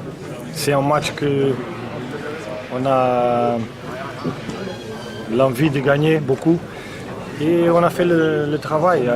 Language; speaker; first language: French; non-native, fluent; Portuguese